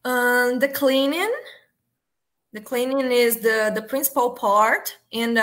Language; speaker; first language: English; non-native, learner; Portuguese